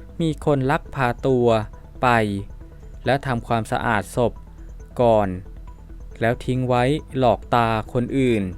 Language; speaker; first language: Thai; native; Thai